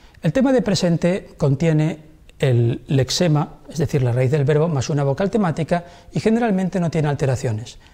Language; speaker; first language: Spanish; non-native, local second language; Catalan